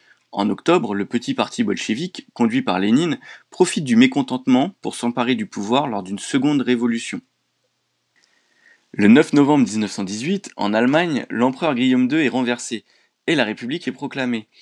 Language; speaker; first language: French; native; French